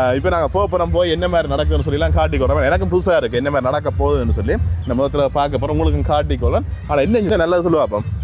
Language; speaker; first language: Tamil; native; Tamil